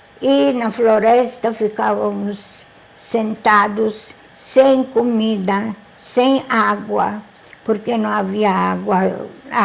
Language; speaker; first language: Portuguese; non-native, fluent; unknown